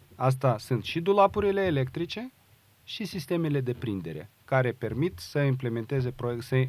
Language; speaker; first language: Romanian; non-native, local second language; Russian